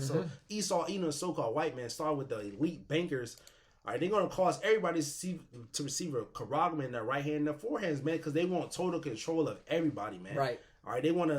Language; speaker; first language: English; native; English